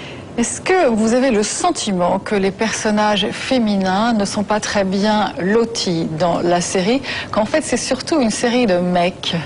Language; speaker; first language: French; native; French